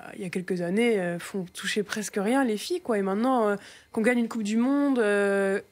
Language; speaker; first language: French; native; French